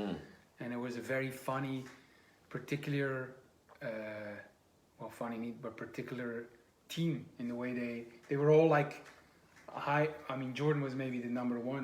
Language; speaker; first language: English; non-native, fluent; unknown